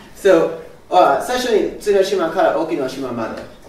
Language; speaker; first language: Japanese; non-native, learner; English